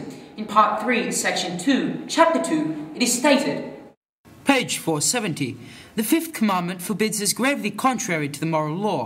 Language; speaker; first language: English; native; English